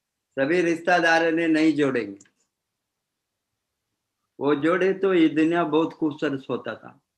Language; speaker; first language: Hindi; non-native, fluent; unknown